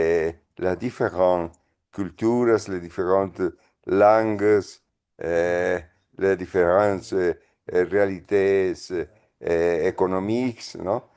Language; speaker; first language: French; non-native, fluent; Spanish